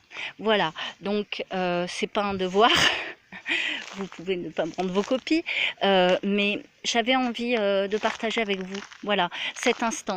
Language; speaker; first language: French; native; French